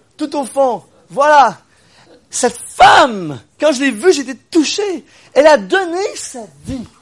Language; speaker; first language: French; native; French